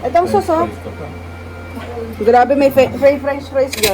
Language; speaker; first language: Filipino; native; Filipino